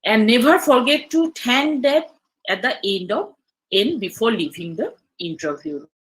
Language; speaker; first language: English; non-native, local second language; Assamese